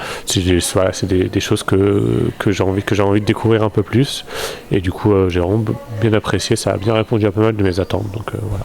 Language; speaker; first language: French; native; French